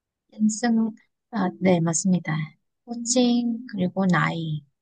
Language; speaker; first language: Korean; non-native, learner; Vietnamese